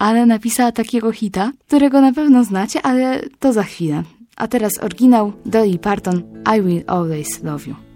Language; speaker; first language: Polish; native; Polish